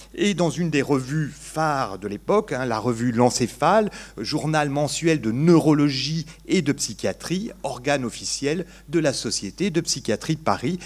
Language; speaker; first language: French; native; French